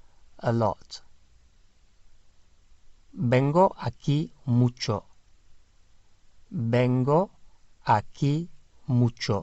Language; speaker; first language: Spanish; non-native, fluent; English